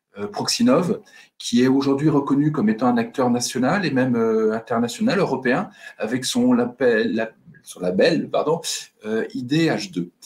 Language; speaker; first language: French; native; French